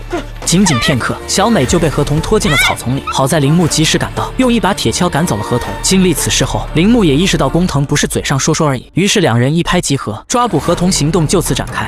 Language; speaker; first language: Chinese; native; Chinese